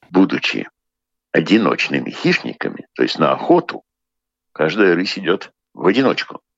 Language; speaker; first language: Russian; native; Russian